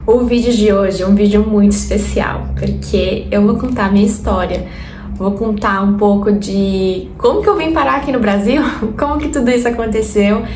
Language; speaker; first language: Portuguese; non-native, fluent; Spanish